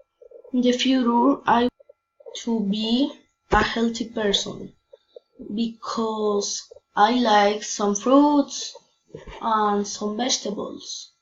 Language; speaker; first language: English; non-native, learner; Spanish